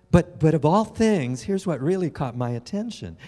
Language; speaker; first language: English; native; English